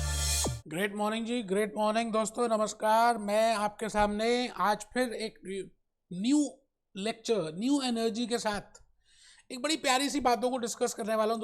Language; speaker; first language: Hindi; native; Hindi